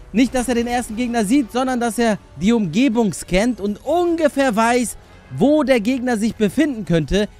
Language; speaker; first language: German; early bilingual, other home language; Albanian